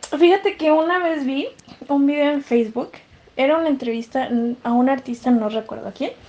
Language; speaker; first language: Spanish; native; Spanish